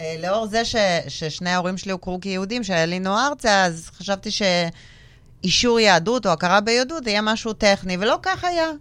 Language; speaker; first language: Hebrew; early bilingual, other home language; Russian